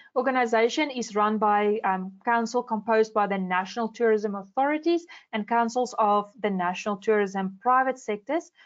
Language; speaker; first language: English; non-native, local second language; Afrikaans